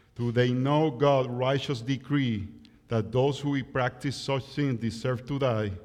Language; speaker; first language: English; non-native, fluent; Spanish